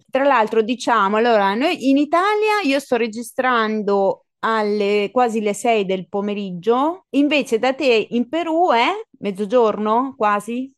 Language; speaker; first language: Italian; native; Italian